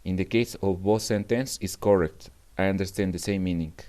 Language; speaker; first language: English; non-native, fluent; Spanish